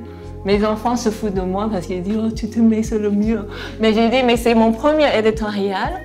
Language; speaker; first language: French; non-native, fluent; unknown